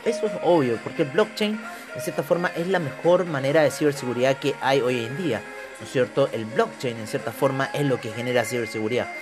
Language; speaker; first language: Spanish; native; Spanish